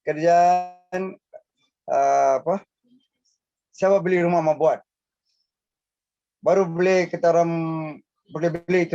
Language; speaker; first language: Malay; non-native, local second language; Tamil